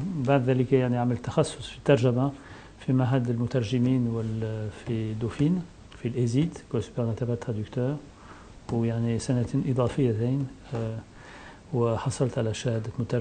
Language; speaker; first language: Arabic; non-native, fluent; French